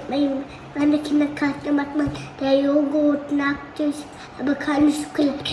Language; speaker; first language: German; early bilingual, other home language; Telugu